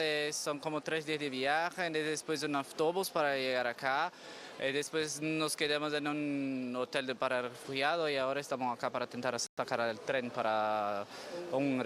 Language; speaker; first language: Spanish; non-native, fluent; Portuguese